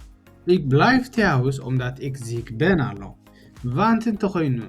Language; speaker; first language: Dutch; non-native, learner; Tigrinya